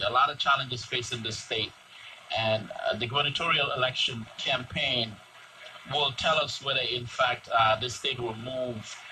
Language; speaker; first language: English; native; English